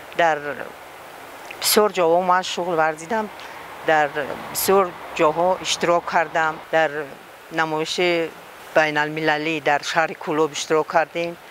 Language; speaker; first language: Tajik; non-native, local second language; Shughni